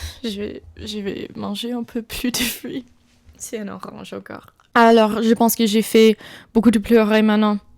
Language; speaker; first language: French; non-native, learner; English